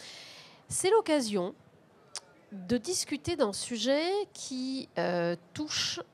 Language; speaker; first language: French; native; French